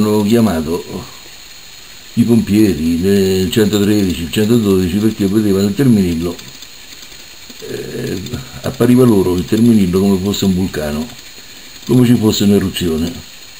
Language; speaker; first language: Italian; native; Italian